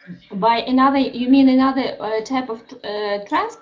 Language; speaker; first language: English; non-native, learner; Russian